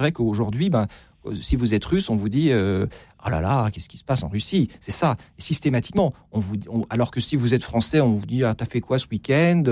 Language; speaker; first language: French; native; French